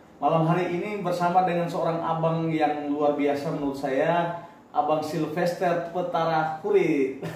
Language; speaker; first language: Indonesian; native; Indonesian